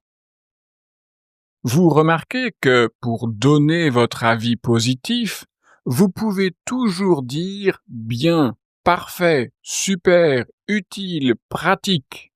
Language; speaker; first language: French; native; French